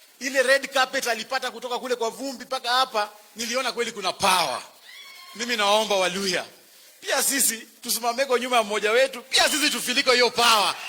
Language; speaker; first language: Swahili; non-native, local second language; Luyia